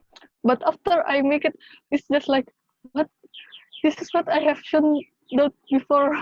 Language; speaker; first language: English; non-native, learner; Indonesian